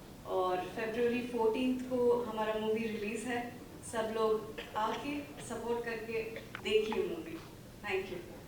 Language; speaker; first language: Hindi; non-native, local second language; Kannada